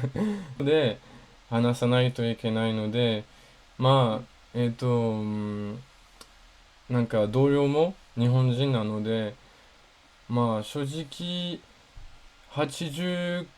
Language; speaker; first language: Japanese; non-native, learner; French